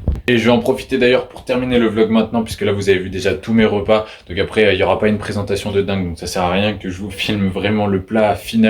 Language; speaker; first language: French; native; French